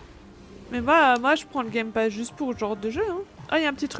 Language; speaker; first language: French; native; French